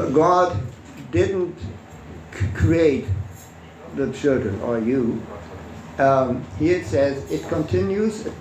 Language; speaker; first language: English; non-native, fluent; German